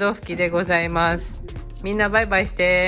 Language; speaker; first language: Japanese; native; Japanese